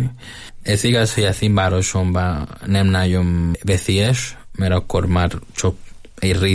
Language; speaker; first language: Hungarian; non-native, learner; Spanish